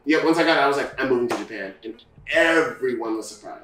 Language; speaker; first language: English; native; English